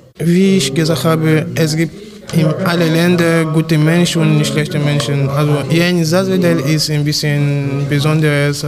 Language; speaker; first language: German; non-native, learner; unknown